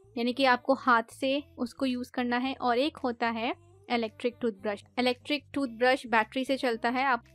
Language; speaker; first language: Hindi; native; Hindi